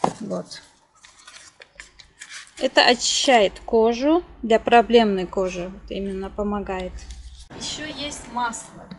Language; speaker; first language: Russian; non-native, learner; Turkish